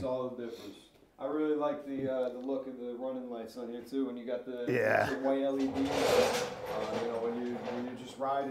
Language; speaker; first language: English; native; English